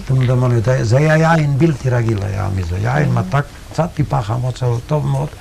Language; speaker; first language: Hebrew; non-native, fluent; Yiddish